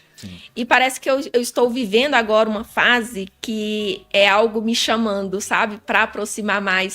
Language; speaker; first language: Portuguese; native; Portuguese